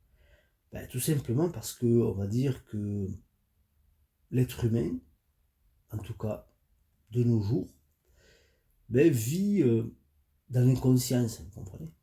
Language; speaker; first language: French; native; French